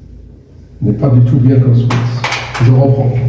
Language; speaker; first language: French; non-native, local second language; Arabic